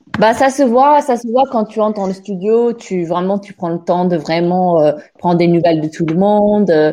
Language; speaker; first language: French; non-native, fluent; English